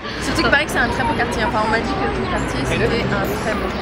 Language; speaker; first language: French; native; French